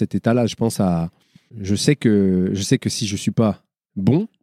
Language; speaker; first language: French; native; French